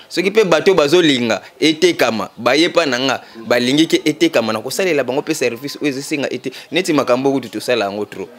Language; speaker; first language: Lingala; non-native, local second language; Kongo